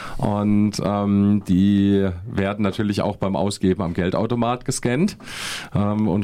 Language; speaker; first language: German; native; German